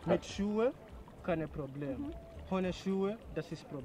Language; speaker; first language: German; non-native, learner; Swahili